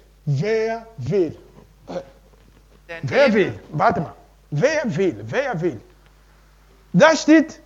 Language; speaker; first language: German; non-native, learner; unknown